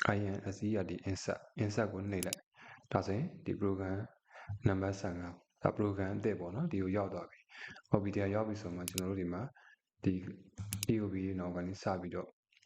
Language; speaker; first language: Burmese; native; Burmese